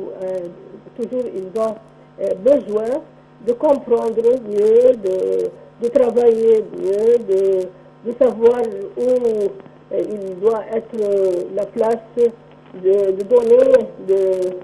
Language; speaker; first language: French; non-native, local second language; Arabic